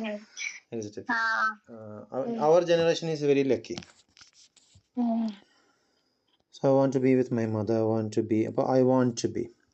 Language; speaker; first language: English; non-native, local second language; Malayalam